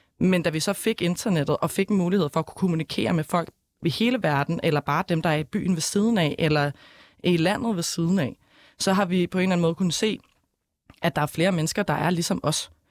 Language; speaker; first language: Danish; native; Danish